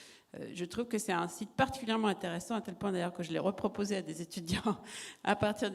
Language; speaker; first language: French; native; French